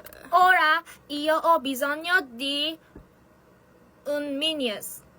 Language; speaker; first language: Italian; non-native, learner; Korean